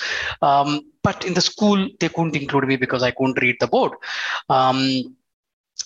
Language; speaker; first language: English; non-native, local second language; Telugu